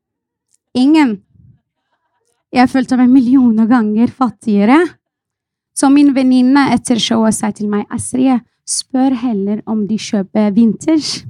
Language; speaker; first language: Norwegian; non-native, fluent; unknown